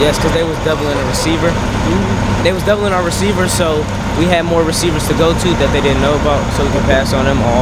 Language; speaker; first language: English; native; English